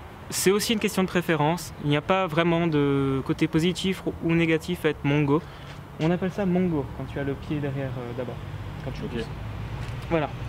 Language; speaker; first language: French; native; French